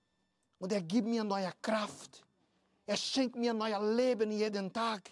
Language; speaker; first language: German; non-native, fluent; Portuguese